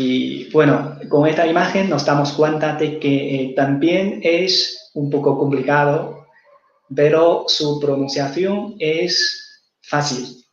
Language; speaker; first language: Spanish; non-native, fluent; Chinese